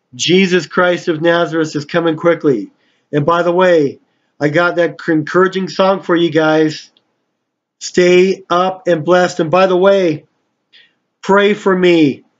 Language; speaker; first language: English; native; English